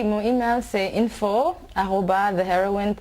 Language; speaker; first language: French; non-native, fluent; English